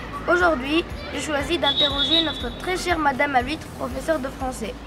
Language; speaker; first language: French; non-native, learner; Arabic